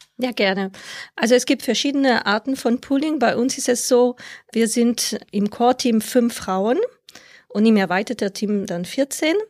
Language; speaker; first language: German; non-native, fluent; French